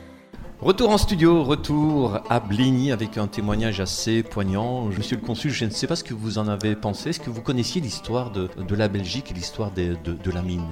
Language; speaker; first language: French; native; French